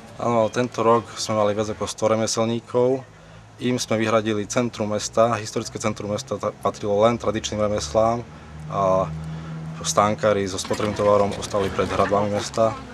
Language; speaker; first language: Slovak; native; Slovak